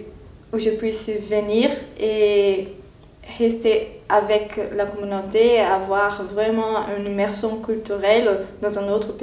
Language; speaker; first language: French; non-native, fluent; Portuguese